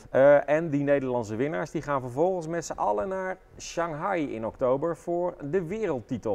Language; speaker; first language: Dutch; native; Dutch